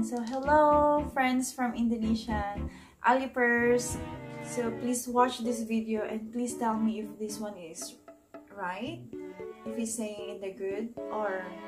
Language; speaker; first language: English; non-native, local second language; Filipino